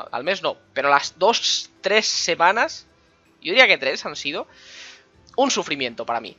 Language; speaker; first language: Spanish; native; Spanish